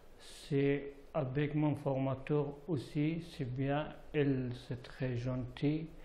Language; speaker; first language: French; non-native, learner; Persian